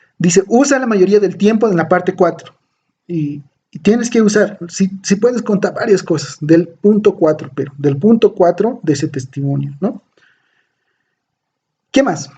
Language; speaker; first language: Spanish; native; Spanish